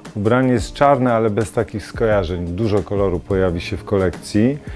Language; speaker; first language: Polish; native; Polish